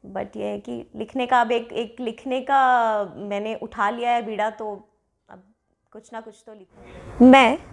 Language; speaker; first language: Hindi; non-native, local second language; Dogri